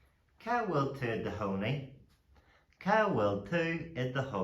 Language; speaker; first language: Irish; non-native, local second language; English